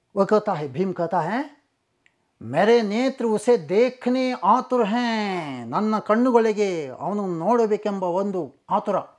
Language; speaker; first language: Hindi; non-native, local second language; Kannada